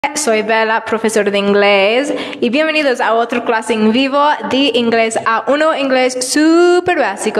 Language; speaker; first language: Spanish; non-native, learner; English